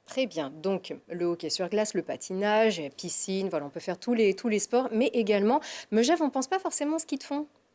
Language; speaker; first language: French; native; French